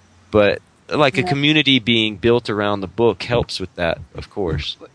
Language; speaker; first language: English; native; English